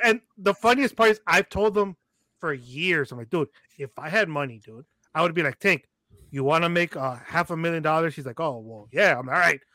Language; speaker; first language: English; early bilingual, other home language; Spanish